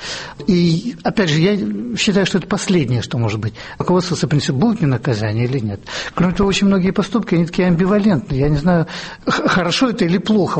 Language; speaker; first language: Russian; native; Russian